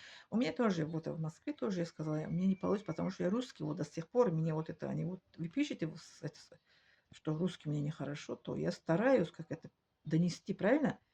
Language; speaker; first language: Russian; non-native, learner; Tajik